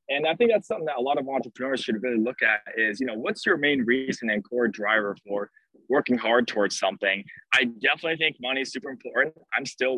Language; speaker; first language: English; native; English